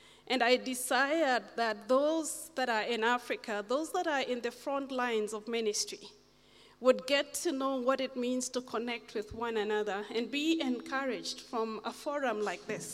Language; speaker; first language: English; non-native, local second language; Kamba